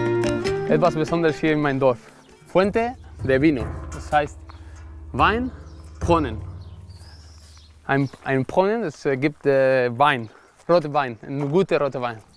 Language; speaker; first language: German; non-native, learner; Spanish